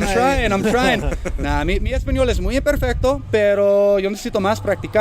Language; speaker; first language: Spanish; non-native, learner; English